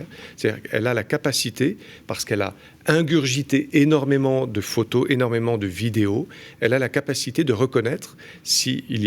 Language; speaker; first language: French; native; French